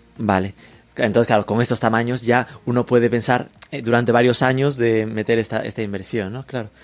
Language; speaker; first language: Spanish; native; Spanish